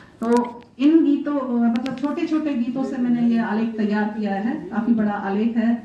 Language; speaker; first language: Hindi; non-native, local second language; Rajasthani